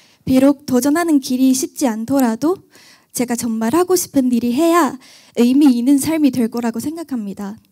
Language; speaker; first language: Korean; non-native, fluent; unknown